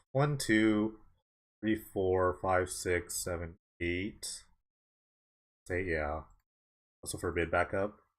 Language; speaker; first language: English; native; English